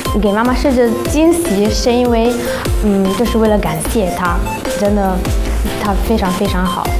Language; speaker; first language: Chinese; non-native, fluent; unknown